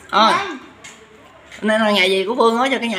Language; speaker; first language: Vietnamese; native; Vietnamese